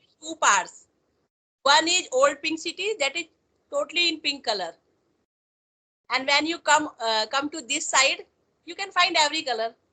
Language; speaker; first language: English; non-native, local second language; Hindi